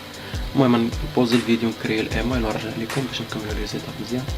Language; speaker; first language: Arabic; native; Arabic